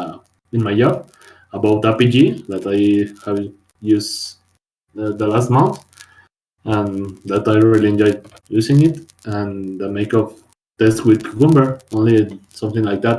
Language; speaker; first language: English; non-native, learner; Spanish